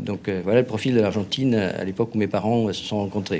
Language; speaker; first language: French; non-native, fluent; Spanish